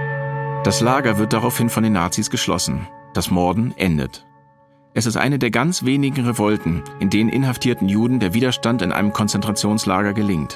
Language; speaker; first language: German; native; German